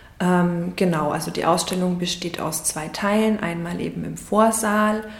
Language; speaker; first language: German; native; German